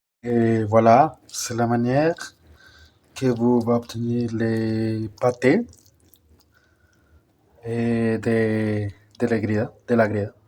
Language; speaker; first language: French; non-native, learner; Spanish